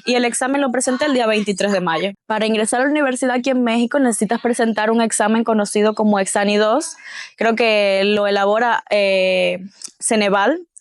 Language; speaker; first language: Spanish; native; Spanish